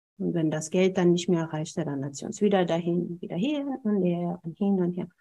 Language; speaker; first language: German; non-native, fluent; Amharic